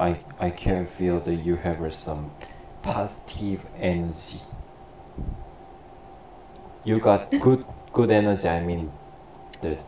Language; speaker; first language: English; non-native, learner; Korean